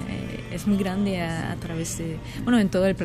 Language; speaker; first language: Spanish; non-native, fluent; French